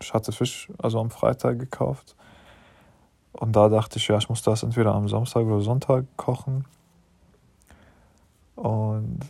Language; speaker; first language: German; non-native, learner; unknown